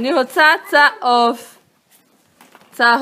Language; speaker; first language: Hebrew; non-native, fluent; Portuguese